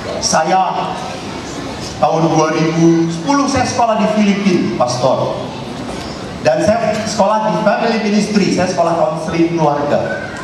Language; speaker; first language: Indonesian; non-native, local second language; Javanese